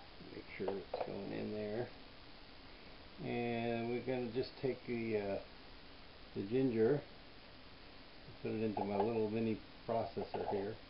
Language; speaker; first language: English; native; English